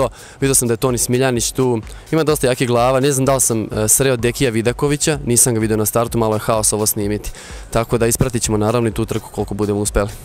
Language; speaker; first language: Serbian; native; Serbian